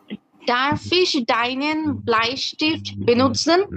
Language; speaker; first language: German; non-native, learner; Bangla